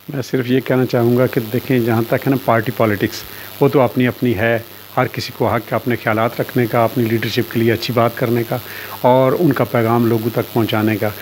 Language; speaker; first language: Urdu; non-native, local second language; Punjabi